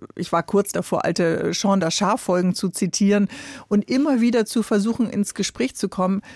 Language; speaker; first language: German; native; German